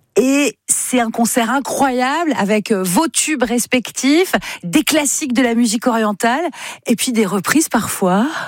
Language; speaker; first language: French; native; French